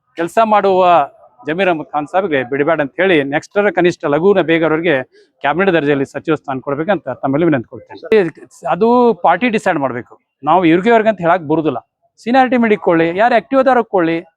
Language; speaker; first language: Kannada; non-native, local second language; Urdu